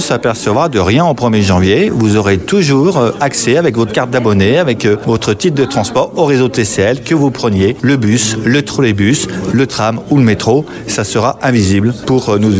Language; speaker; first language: French; native; French